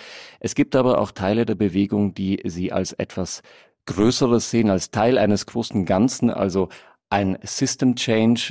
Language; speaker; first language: German; native; German